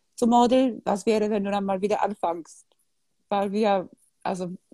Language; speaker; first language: German; non-native, fluent; Polish